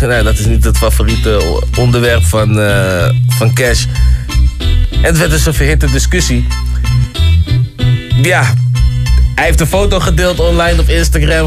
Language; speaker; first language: Dutch; native; Dutch